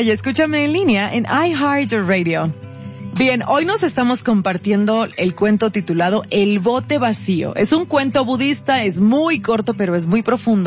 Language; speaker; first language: Spanish; native; Spanish